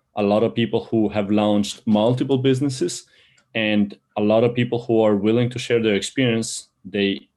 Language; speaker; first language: English; early bilingual, other home language; Albanian